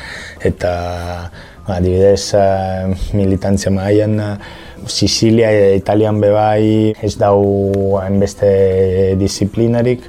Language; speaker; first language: Basque; non-native, fluent; Italian